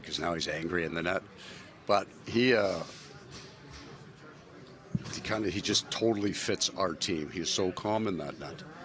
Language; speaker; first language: English; native; English